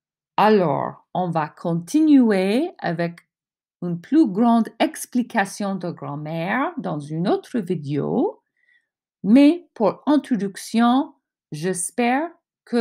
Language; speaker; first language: French; non-native, fluent; English